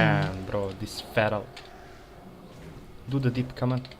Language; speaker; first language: English; non-native, fluent; Serbian